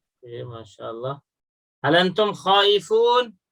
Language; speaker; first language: Arabic; non-native, fluent; Urdu